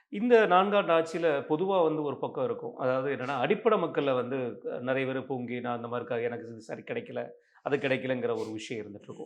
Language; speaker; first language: Tamil; native; Tamil